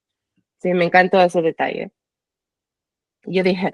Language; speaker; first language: Spanish; early bilingual, heritage; English